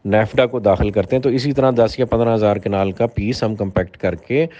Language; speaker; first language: Urdu; native; Urdu